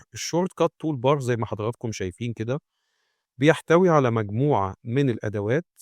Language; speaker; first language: Arabic; native; Arabic